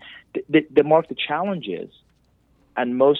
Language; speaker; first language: English; non-native, fluent; Persian